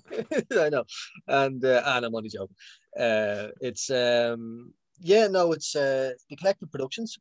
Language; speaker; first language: English; native; English